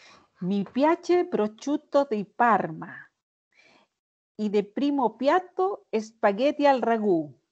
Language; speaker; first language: Italian; non-native, learner; Spanish